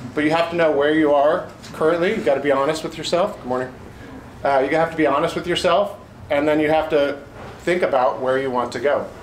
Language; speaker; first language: English; native; English